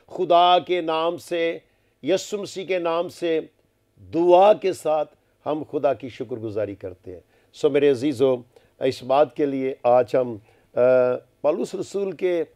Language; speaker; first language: Urdu; non-native, local second language; Punjabi